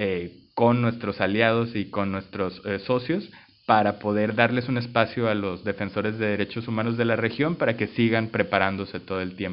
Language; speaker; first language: Spanish; native; Spanish